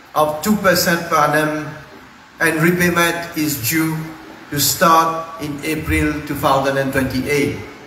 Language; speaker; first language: English; non-native, local second language; Morisyen